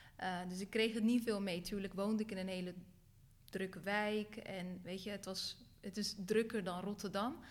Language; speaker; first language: Dutch; early bilingual, other home language; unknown